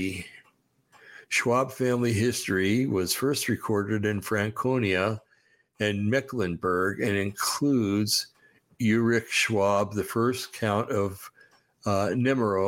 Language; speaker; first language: English; native; English